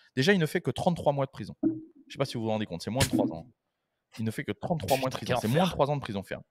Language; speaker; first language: French; native; French